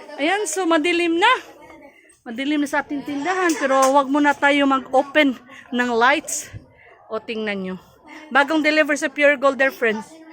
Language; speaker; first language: Filipino; non-native, local second language; Cebuano